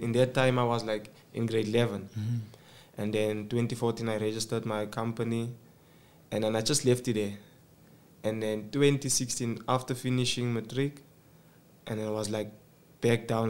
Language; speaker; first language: English; non-native, local second language; Xhosa